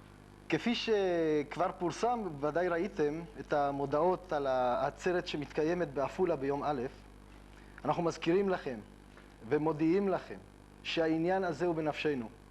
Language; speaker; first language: Hebrew; native; Hebrew